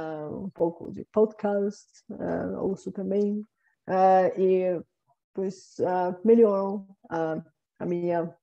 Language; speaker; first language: Portuguese; non-native, fluent; Bulgarian